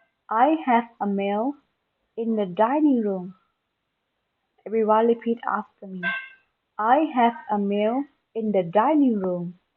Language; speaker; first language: English; non-native, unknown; Thai